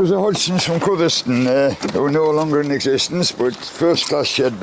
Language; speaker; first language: English; native; English